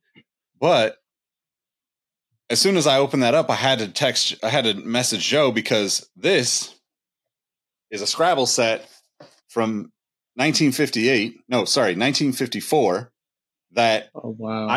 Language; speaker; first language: English; native; English